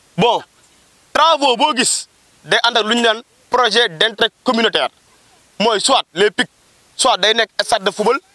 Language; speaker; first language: Wolof; native; Wolof